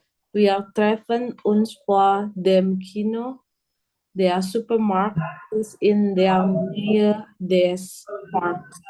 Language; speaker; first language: German; non-native, learner; Indonesian